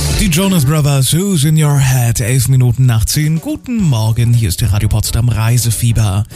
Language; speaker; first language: German; native; German